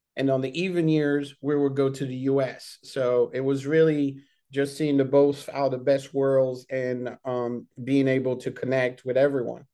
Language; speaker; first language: English; early bilingual, other home language; French